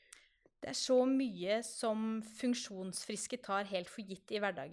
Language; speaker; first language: Norwegian; native; Norwegian